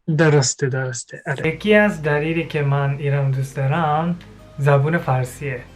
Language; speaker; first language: Persian; non-native, learner; Japanese